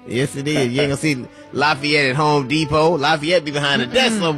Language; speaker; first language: English; native; English